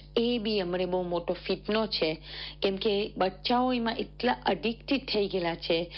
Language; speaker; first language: Gujarati; early bilingual, heritage; Gujarati